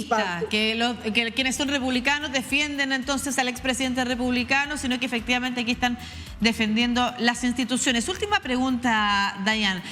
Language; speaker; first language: Spanish; native; Spanish